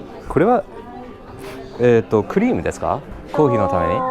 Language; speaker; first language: Japanese; non-native, learner; English